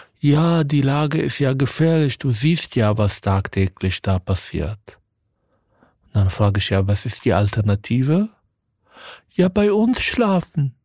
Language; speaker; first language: German; non-native, fluent; Arabic